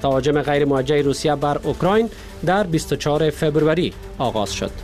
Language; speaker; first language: Persian; native; Persian